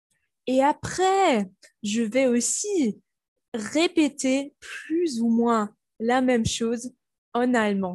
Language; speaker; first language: French; non-native, fluent; German